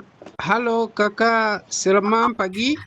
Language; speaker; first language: Indonesian; non-native, learner; Nyanja